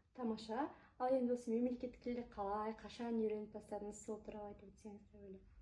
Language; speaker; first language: Kazakh; native; Kazakh